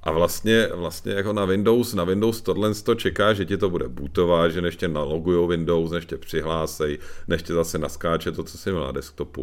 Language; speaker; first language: Czech; native; Czech